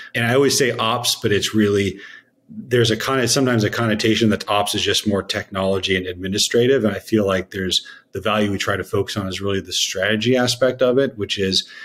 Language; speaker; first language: English; native; English